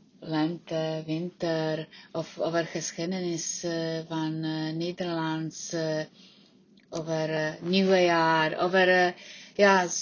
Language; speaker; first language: Dutch; non-native, learner; Czech